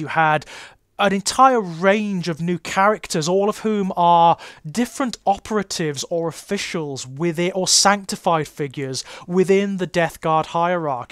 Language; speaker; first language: English; native; English